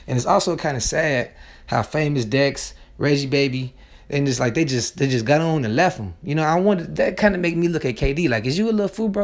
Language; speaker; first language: English; native; English